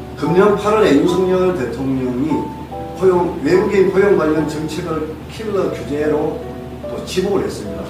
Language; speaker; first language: Korean; native; Korean